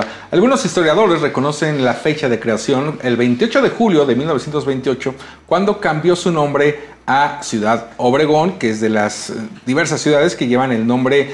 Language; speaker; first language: Spanish; native; Spanish